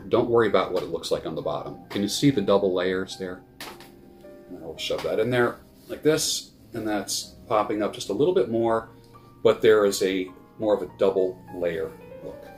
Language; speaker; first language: English; native; English